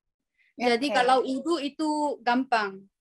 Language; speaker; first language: Indonesian; non-native, learner; Korean